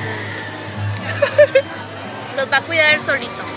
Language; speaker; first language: Spanish; native; Spanish